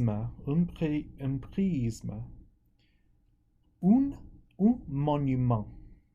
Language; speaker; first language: French; non-native, fluent; English